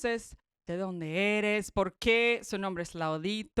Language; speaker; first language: Spanish; non-native, fluent; Portuguese